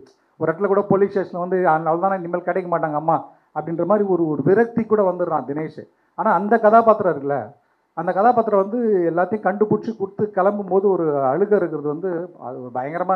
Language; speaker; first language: Tamil; native; Tamil